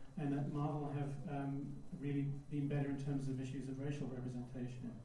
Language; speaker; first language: English; native; English